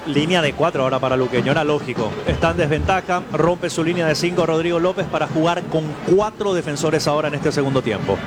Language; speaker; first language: Spanish; native; Spanish